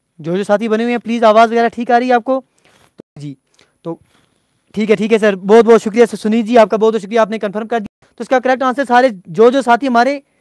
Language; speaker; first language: Hindi; non-native, local second language; Punjabi